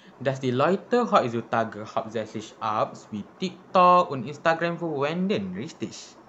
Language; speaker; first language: German; non-native, learner; Malay